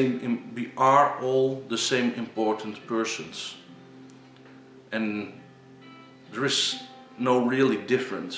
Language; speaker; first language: English; non-native, learner; Dutch